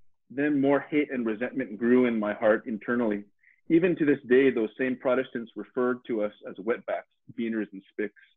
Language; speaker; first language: English; early bilingual, other home language; Spanish